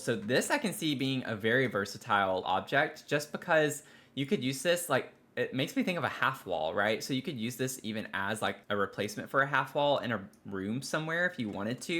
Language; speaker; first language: English; native; English